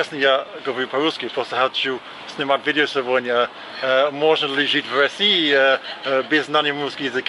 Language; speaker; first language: Russian; non-native, learner; English